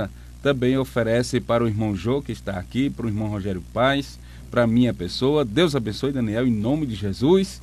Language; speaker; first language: Portuguese; native; Portuguese